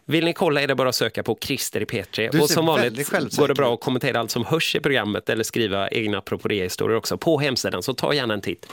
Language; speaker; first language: Swedish; native; Swedish